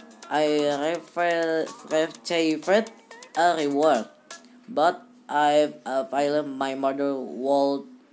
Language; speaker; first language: English; non-native, learner; Indonesian